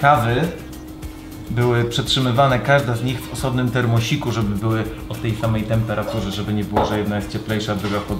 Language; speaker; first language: Polish; native; Polish